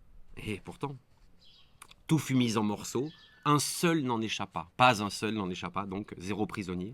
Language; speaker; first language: French; native; French